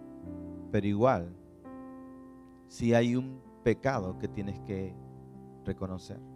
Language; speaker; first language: Spanish; native; Spanish